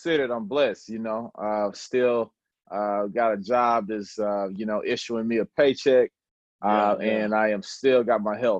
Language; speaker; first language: English; native; English